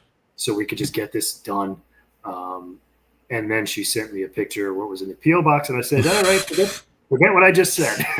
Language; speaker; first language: English; native; English